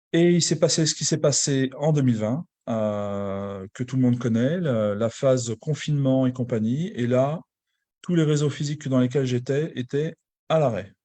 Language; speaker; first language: French; native; French